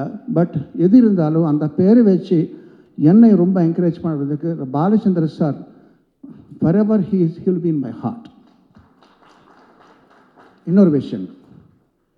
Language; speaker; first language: Tamil; non-native, local second language; Telugu